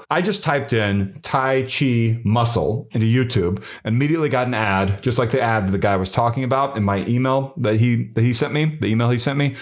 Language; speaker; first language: English; native; English